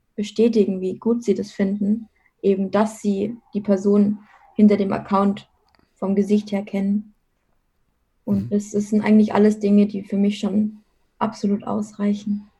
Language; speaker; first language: German; native; German